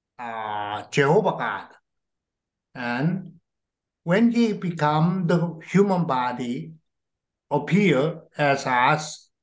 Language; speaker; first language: English; non-native, learner; Korean